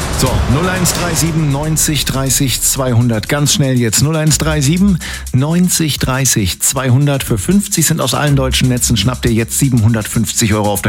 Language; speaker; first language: German; native; German